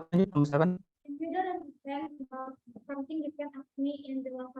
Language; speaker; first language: English; non-native, learner; Indonesian